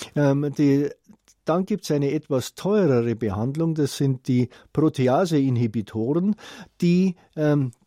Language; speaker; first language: German; native; German